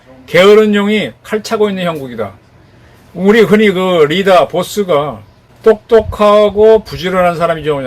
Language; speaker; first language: Korean; native; Korean